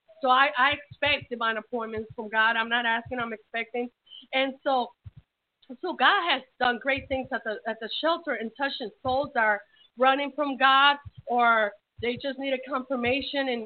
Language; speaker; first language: English; early bilingual, other home language; Spanish